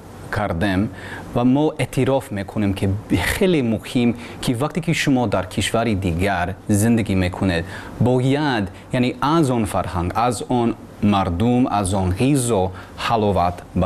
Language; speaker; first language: Persian; non-native, fluent; English